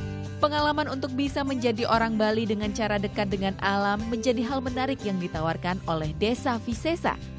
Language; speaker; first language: Indonesian; native; Indonesian